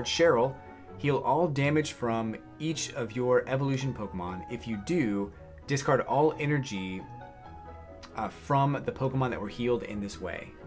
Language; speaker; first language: English; native; English